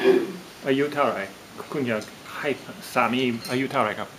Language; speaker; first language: Thai; non-native, fluent; English